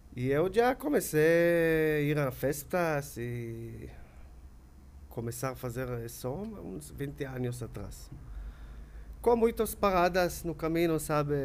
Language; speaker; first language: Portuguese; non-native, learner; Hebrew